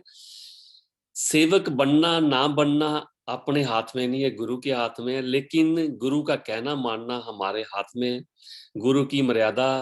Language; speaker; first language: Hindi; non-native, local second language; Punjabi